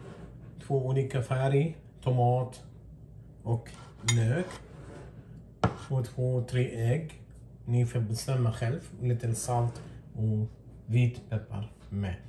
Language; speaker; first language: Swedish; non-native, learner; Arabic